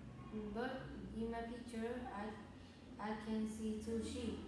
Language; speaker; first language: English; non-native, learner; Vietnamese